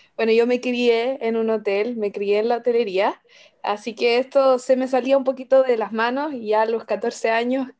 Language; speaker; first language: Spanish; native; Spanish